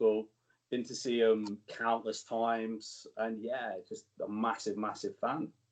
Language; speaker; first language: English; native; English